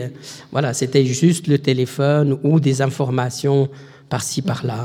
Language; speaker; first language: French; non-native, local second language; Arabic